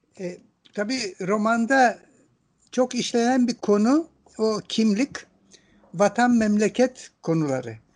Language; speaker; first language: Turkish; non-native, local second language; Greek